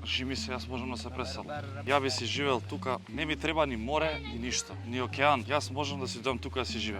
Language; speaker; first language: Macedonian; native; Macedonian